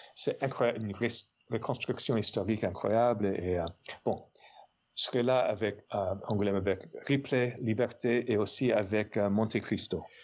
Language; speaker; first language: French; non-native, fluent; English